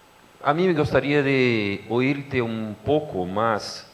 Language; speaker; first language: Spanish; non-native, fluent; Portuguese